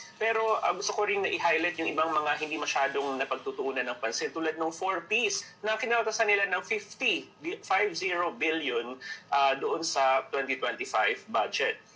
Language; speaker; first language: Filipino; native; Filipino